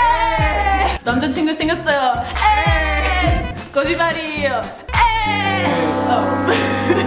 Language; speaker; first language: Korean; non-native, fluent; English